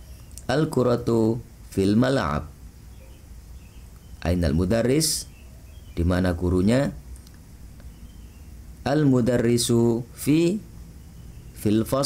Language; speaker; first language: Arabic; non-native, fluent; Indonesian